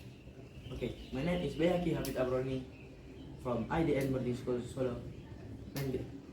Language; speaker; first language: English; non-native, learner; Indonesian